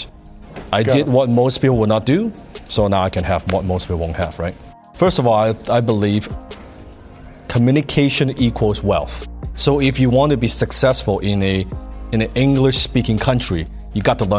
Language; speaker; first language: English; non-native, local second language; Cantonese